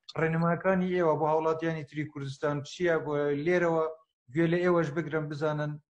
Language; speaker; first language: Central Kurdish; non-native, local second language; Kurdish